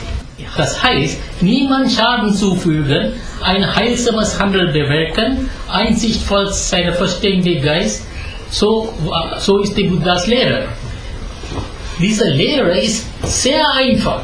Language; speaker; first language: German; non-native, fluent; Sinhala